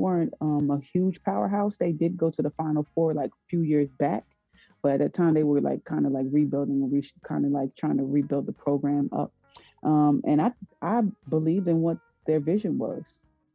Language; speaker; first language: English; native; English